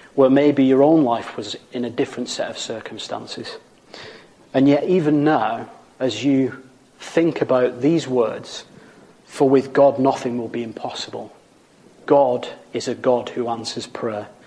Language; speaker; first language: English; native; English